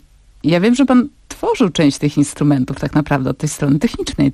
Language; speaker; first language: Polish; native; Polish